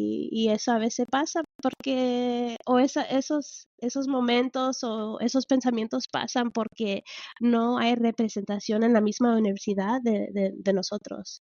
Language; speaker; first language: Spanish; early bilingual, heritage; Spanish